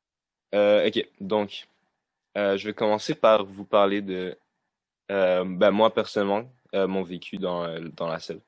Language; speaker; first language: French; native; French